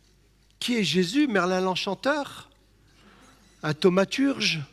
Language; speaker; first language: French; native; French